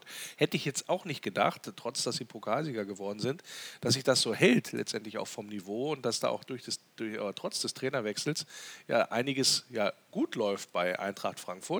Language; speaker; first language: German; native; German